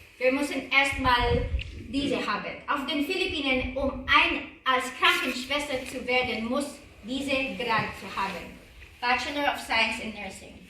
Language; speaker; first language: German; non-native, learner; Filipino